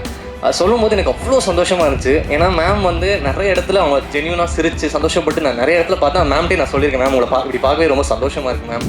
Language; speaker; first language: Tamil; native; Tamil